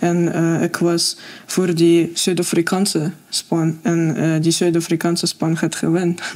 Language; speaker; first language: Dutch; non-native, learner; Russian